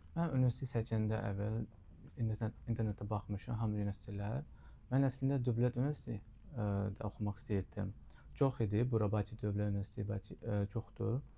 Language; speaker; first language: Azerbaijani; non-native, learner; Urdu